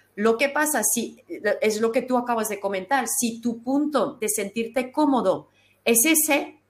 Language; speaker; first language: Spanish; non-native, fluent; German